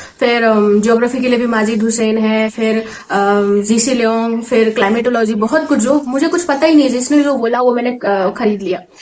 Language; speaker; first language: Hindi; non-native, local second language; Assamese